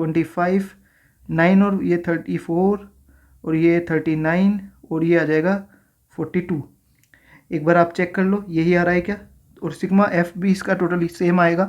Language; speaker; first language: Hindi; native; Hindi